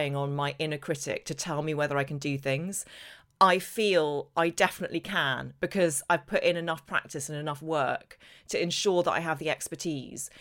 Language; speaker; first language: English; native; English